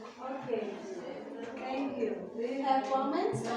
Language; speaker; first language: English; non-native, learner; Indonesian